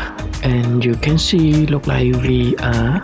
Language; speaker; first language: English; non-native, learner; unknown